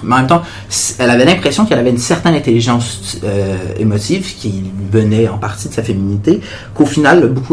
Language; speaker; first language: French; native; French